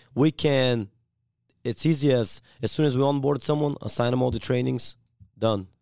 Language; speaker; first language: English; non-native, fluent; Bulgarian